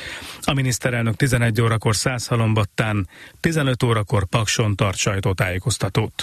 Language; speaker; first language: Hungarian; native; Hungarian